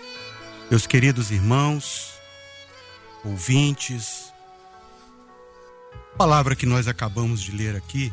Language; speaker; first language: Portuguese; native; Portuguese